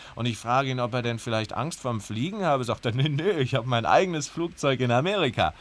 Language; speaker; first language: German; native; German